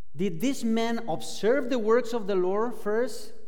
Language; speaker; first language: English; non-native, fluent; Spanish